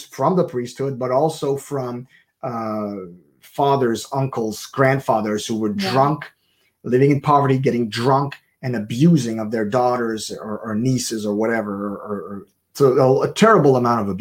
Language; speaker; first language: English; native; English